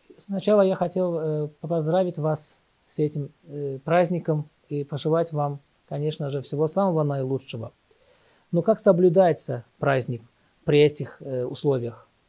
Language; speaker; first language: Russian; non-native, local second language; Azerbaijani